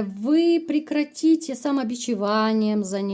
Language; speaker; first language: Russian; native; Russian